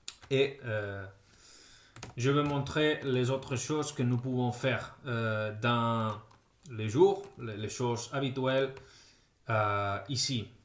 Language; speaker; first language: French; non-native, fluent; Spanish